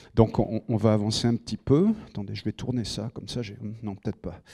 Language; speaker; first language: French; native; French